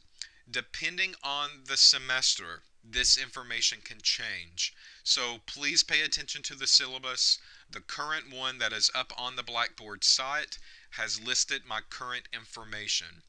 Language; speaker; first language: English; native; English